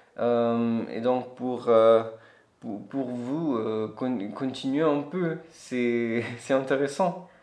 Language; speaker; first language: French; non-native, fluent; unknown